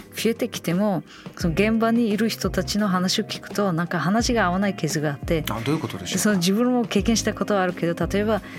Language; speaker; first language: Japanese; non-native, fluent; Uzbek